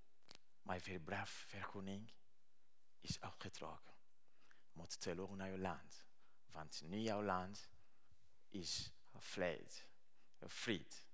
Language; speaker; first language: Dutch; non-native, learner; Rundi